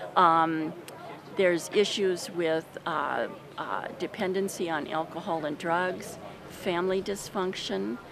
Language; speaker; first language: English; native; English